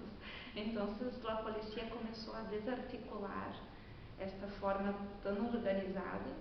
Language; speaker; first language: Spanish; non-native, learner; Portuguese